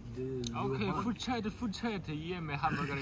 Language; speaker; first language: Swedish; early bilingual, other home language; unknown